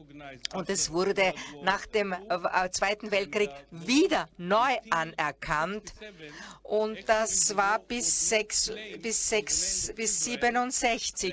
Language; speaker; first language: German; non-native, fluent; Hebrew